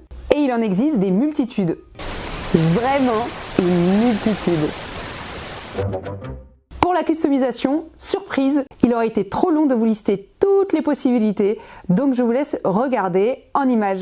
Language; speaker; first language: French; native; French